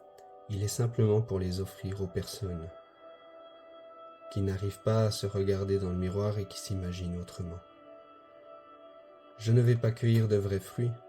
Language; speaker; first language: French; native; French